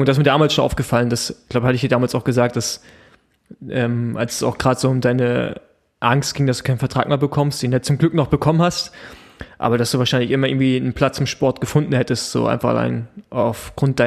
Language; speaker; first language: German; native; German